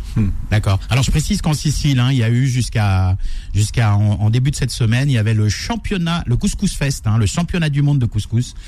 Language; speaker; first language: French; native; French